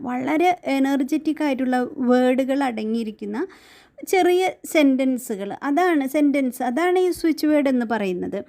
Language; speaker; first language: Malayalam; native; Malayalam